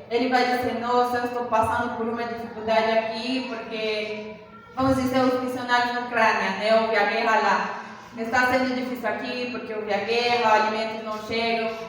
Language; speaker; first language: Portuguese; native; Portuguese